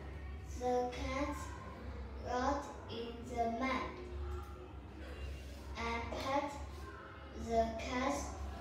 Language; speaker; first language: English; non-native, learner; Vietnamese